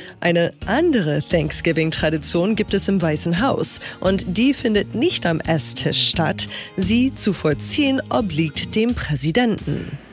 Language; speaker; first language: German; non-native, fluent; English